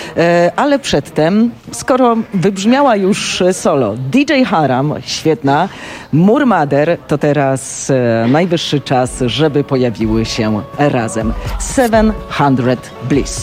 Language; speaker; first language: Polish; native; Polish